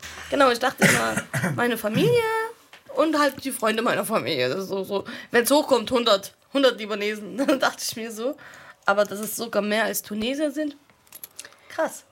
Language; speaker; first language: German; early bilingual, heritage; German